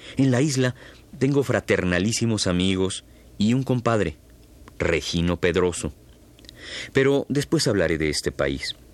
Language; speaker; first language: Spanish; native; Spanish